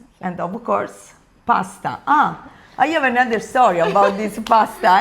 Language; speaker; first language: English; non-native, learner; Italian